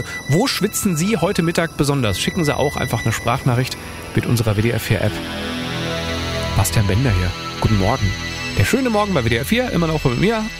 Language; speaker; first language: German; native; German